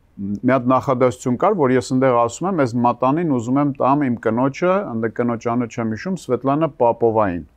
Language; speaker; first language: Armenian; native; Armenian